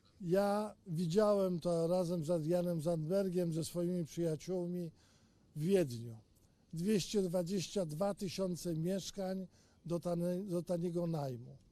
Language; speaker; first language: Polish; native; Polish